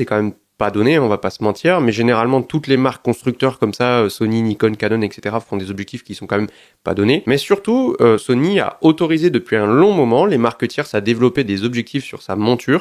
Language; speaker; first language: French; native; French